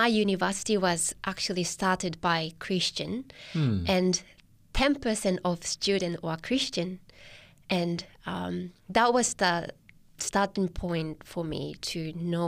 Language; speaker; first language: English; non-native, fluent; Japanese